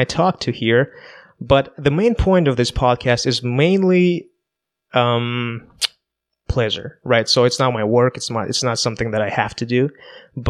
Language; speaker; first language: English; non-native, fluent; Russian